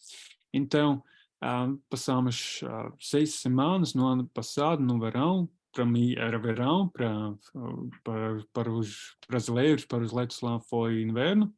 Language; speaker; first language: Portuguese; non-native, fluent; Latvian